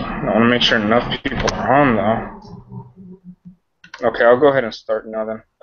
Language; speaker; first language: English; early bilingual, other home language; Spanish